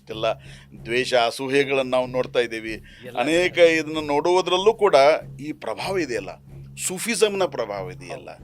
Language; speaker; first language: Kannada; native; Kannada